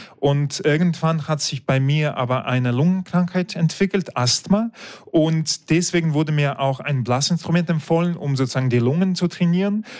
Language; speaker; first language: German; non-native, fluent; Russian